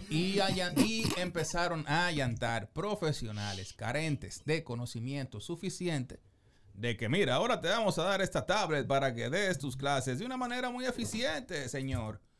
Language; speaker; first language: Spanish; native; Spanish